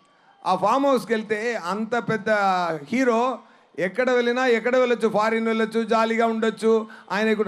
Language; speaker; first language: Telugu; non-native, local second language; Tamil